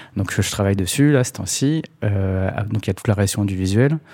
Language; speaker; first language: French; native; French